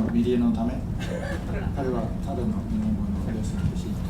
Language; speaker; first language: Japanese; non-native, fluent; English